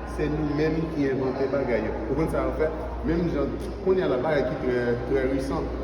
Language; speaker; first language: French; non-native, local second language; Haitian Creole